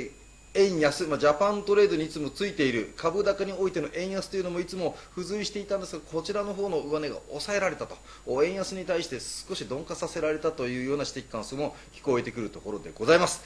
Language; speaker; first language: Japanese; native; Japanese